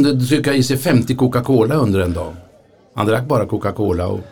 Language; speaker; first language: Swedish; native; Swedish